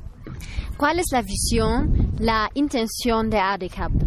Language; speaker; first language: Spanish; non-native, learner; German